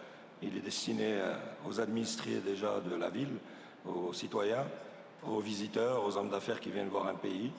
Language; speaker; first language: French; non-native, local second language; Arabic